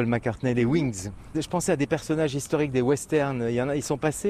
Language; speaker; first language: French; native; French